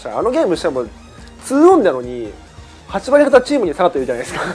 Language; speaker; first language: Japanese; native; Japanese